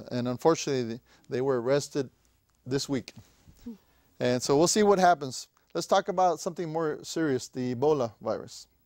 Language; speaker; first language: English; native; English